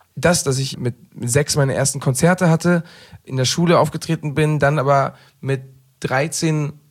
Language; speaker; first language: German; early bilingual, heritage; German